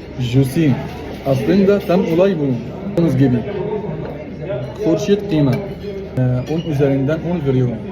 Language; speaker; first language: Turkish; non-native, learner; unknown